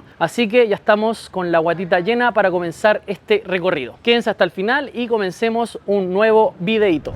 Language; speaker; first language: Spanish; native; Spanish